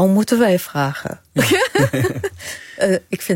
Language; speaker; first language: Dutch; non-native, fluent; Arabic